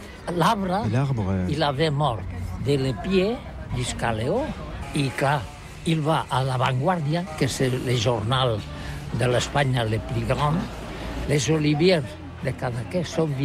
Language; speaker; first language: French; non-native, learner; Catalan